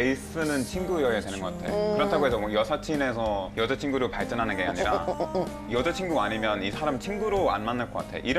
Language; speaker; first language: Korean; non-native, fluent; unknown